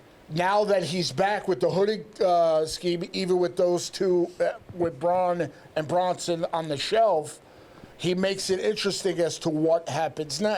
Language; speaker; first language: English; native; English